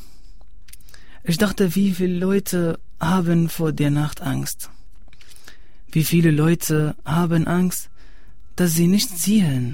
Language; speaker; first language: German; non-native, learner; Arabic